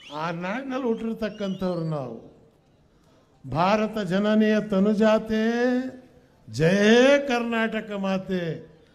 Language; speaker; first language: Kannada; non-native, local second language; Urdu